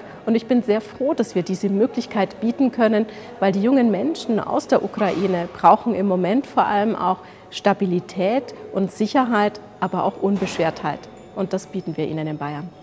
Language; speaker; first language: German; native; German